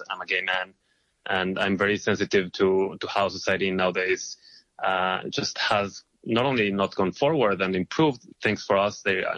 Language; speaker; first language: English; non-native, fluent; Hebrew